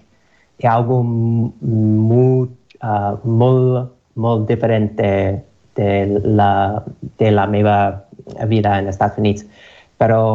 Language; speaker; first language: Catalan; non-native, learner; English